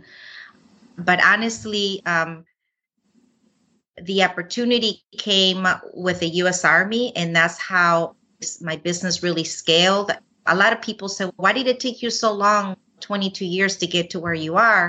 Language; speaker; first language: English; non-native, fluent; Spanish